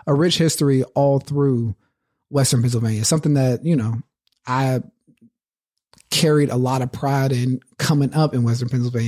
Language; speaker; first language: English; native; English